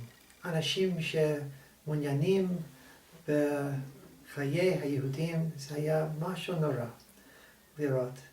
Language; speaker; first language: Hebrew; non-native, fluent; English